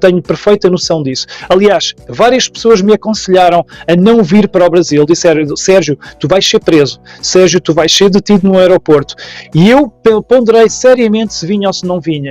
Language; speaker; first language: Portuguese; native; Portuguese